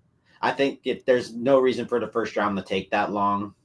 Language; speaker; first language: English; native; English